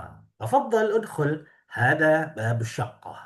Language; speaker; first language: Arabic; non-native, fluent; Indonesian